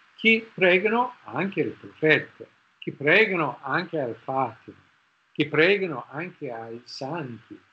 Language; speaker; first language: Italian; non-native, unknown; English